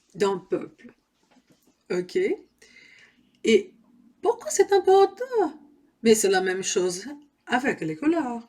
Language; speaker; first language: French; non-native, learner; Portuguese